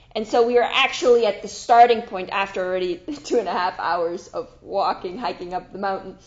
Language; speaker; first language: English; non-native, fluent; German